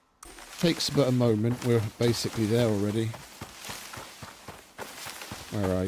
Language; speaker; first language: English; native; English